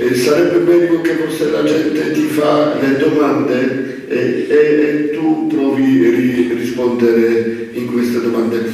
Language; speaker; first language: Italian; non-native, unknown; Polish